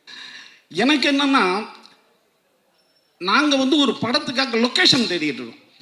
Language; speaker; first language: Tamil; native; Tamil